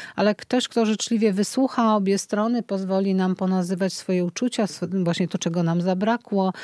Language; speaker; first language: Polish; native; Polish